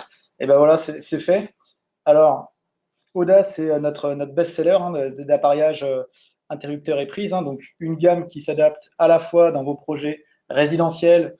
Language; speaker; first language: French; native; French